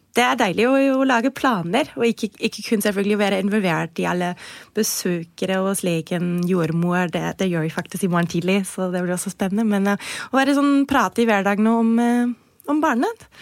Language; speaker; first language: Norwegian; non-native, learner; German